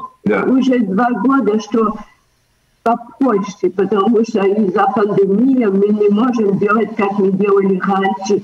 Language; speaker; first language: Russian; early bilingual, heritage; Russian